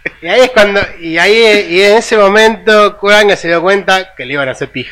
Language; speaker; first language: Spanish; native; Spanish